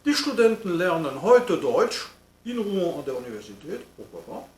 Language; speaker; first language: German; non-native, fluent; French